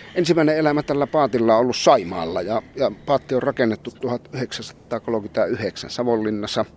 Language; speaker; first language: Finnish; native; Finnish